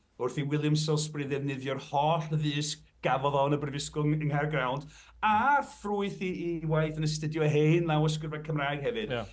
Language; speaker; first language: Welsh; native; Welsh